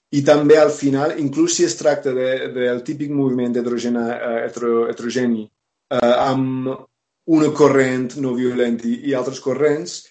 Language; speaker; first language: Catalan; non-native, fluent; English